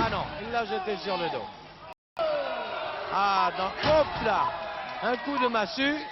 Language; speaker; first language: French; native; French